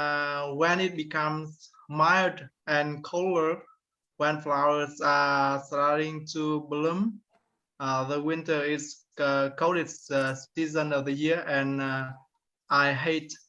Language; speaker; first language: English; non-native, learner; Vietnamese